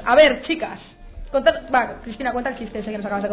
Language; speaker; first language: Spanish; native; Spanish